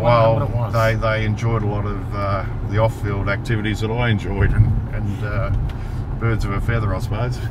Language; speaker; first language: English; native; English